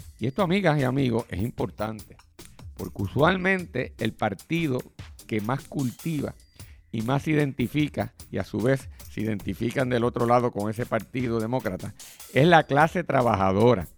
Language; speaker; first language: Spanish; native; Spanish